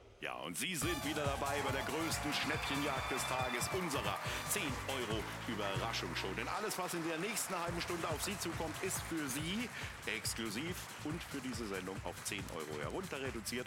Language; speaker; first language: German; native; German